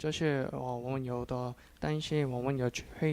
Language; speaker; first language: Chinese; non-native, learner; Korean